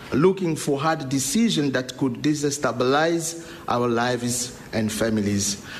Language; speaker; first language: English; non-native, learner; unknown